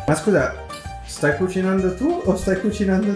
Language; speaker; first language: Italian; native; Italian